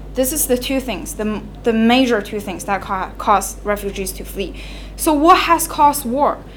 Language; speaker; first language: English; non-native, fluent; Chinese